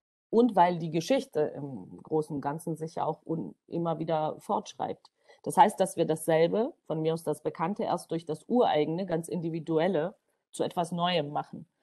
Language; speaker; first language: German; non-native, fluent; Georgian